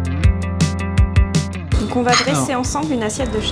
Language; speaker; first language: French; native; French